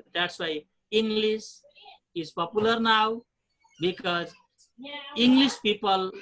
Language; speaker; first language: English; non-native, fluent; Nepali